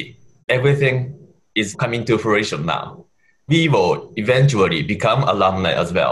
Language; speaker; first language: English; non-native, fluent; Japanese